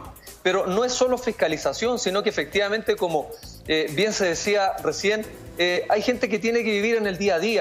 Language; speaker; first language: Spanish; native; Spanish